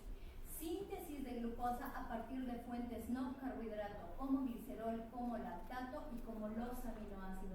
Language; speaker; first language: Spanish; native; Spanish